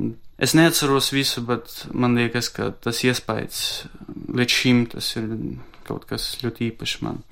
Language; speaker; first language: Latvian; non-native, local second language; Russian